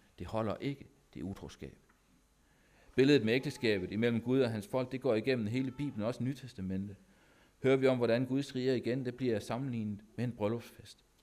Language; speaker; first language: Danish; native; Danish